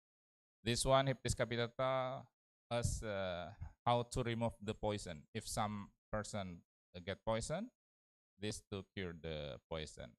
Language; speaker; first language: English; non-native, learner; Indonesian